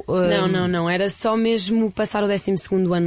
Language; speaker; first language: Portuguese; native; Portuguese